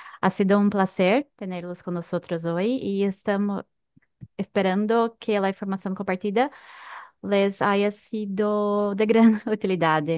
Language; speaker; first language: Spanish; non-native, fluent; Portuguese